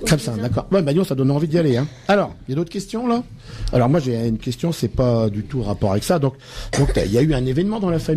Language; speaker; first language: French; native; French